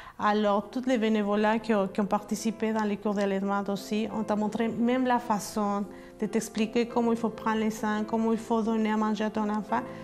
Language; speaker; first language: French; non-native, fluent; Spanish